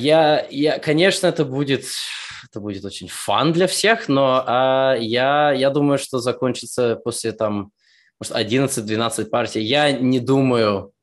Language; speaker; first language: Russian; early bilingual, heritage; Russian